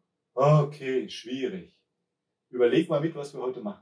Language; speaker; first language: German; native; German